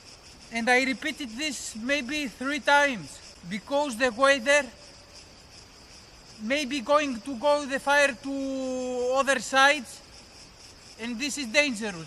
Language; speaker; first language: English; non-native, learner; Greek